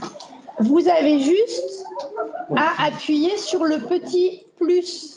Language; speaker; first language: French; native; French